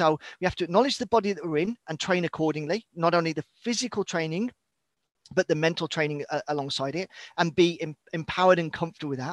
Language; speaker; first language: English; native; English